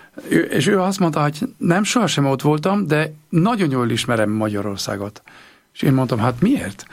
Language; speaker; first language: Hungarian; non-native, learner; German